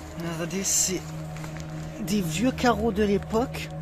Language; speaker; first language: French; native; French